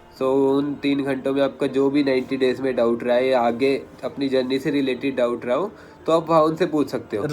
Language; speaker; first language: Hindi; native; Hindi